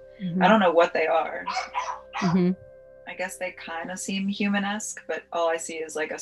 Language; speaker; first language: English; native; English